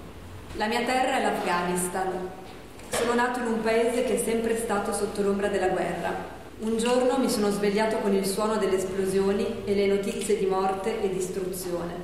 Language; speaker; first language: Italian; early bilingual, other home language; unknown